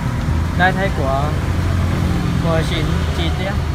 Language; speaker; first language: Chinese; non-native, learner; Thai